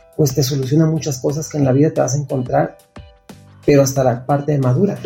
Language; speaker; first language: Spanish; native; Spanish